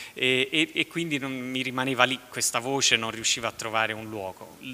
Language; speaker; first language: Italian; native; Italian